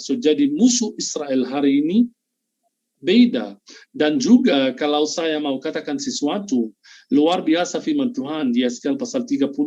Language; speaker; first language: Indonesian; non-native, fluent; Arabic